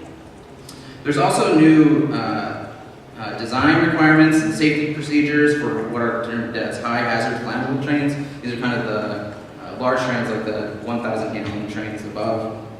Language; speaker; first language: English; native; English